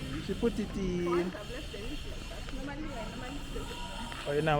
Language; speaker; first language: English; native; English